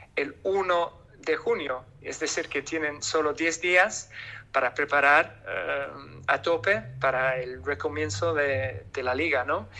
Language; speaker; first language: Spanish; non-native, fluent; English